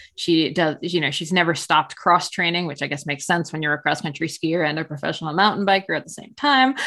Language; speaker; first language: English; native; English